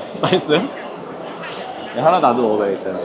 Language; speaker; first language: Korean; native; Korean